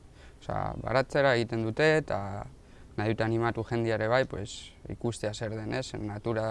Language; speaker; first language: Basque; non-native, local second language; Spanish